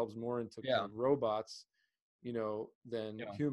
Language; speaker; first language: English; native; English